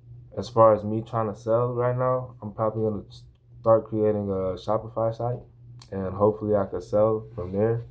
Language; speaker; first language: English; native; English